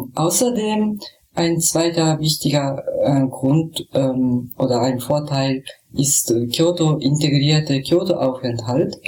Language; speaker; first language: German; non-native, fluent; Japanese